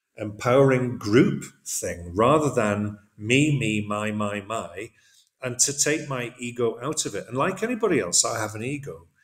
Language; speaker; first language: English; native; English